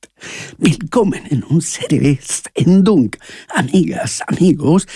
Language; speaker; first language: German; non-native, fluent; Spanish